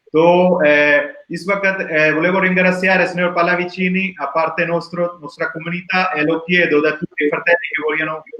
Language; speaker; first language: Italian; non-native, learner; Urdu